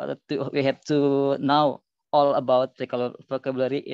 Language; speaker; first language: English; non-native, learner; Indonesian